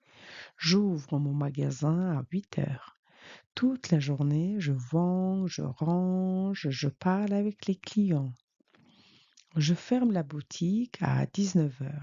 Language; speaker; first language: French; non-native, fluent; Mongolian